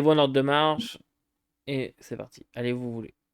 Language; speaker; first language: French; native; French